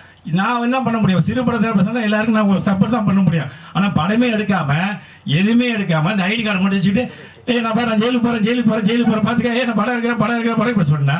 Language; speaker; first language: Tamil; native; Tamil